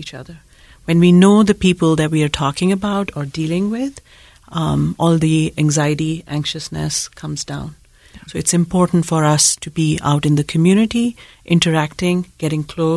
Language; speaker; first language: English; non-native, local second language; Urdu